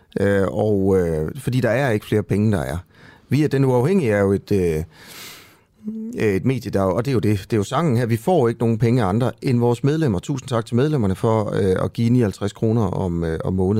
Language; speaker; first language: Danish; native; Danish